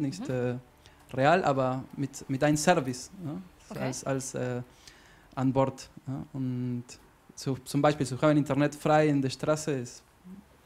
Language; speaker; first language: German; non-native, learner; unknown